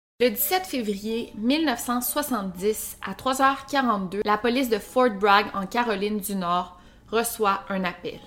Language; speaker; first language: French; native; French